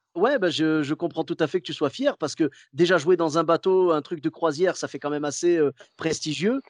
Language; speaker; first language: French; early bilingual, other home language; Arabic